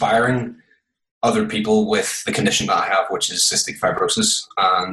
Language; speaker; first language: English; native; English